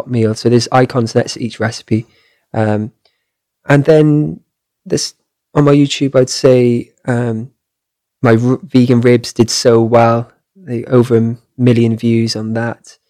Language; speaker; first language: English; native; English